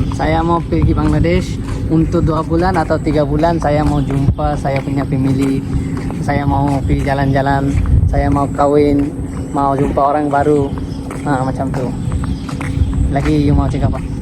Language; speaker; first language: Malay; non-native, learner; Bangla